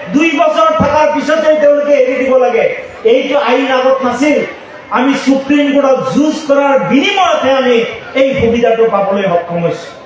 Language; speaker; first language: Assamese; non-native, local second language; Bangla